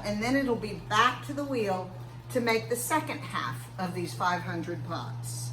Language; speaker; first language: English; native; English